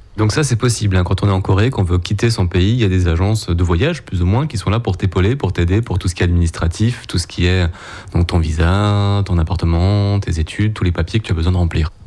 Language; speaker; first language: French; native; French